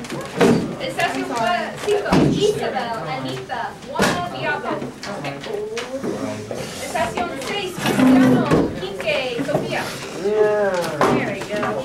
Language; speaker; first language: Spanish; non-native, fluent; English